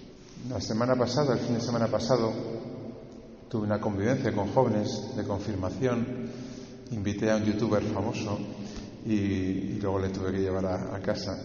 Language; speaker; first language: Spanish; native; Spanish